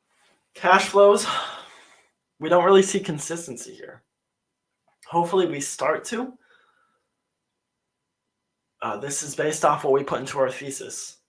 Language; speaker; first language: English; native; English